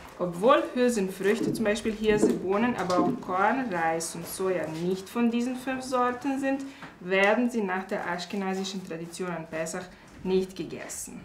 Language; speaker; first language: German; non-native, fluent; Serbian